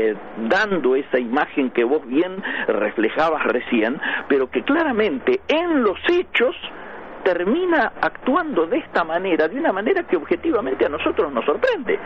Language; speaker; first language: Spanish; native; Spanish